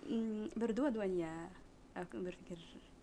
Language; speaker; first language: Indonesian; non-native, learner; Arabic